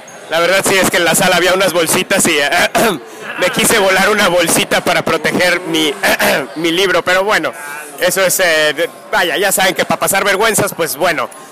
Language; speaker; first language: Spanish; native; Spanish